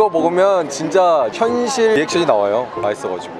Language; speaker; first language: Korean; native; Korean